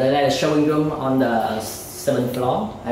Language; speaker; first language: English; non-native, learner; Vietnamese